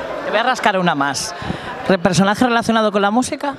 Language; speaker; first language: Spanish; native; Spanish